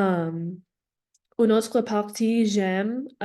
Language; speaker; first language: French; non-native, learner; English